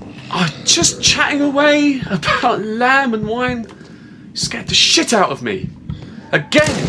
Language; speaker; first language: English; native; English